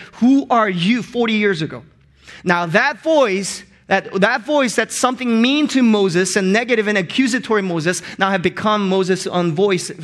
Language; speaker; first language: English; non-native, local second language; Korean